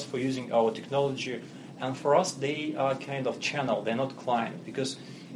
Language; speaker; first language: English; non-native, fluent; Russian